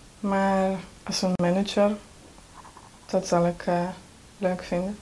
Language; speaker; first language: Dutch; non-native, learner; Estonian